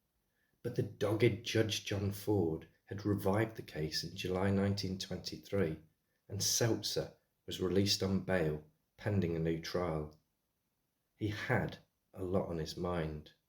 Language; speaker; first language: English; native; English